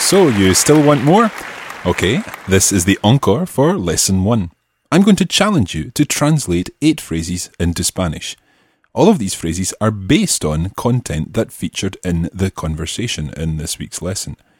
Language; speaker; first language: English; native; English